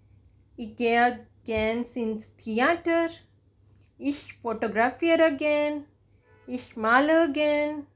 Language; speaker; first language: German; non-native, fluent; Hindi